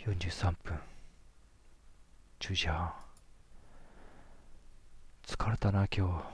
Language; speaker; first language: Japanese; native; Japanese